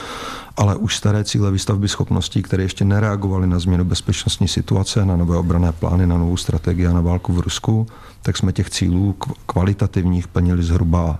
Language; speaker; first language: Czech; native; Czech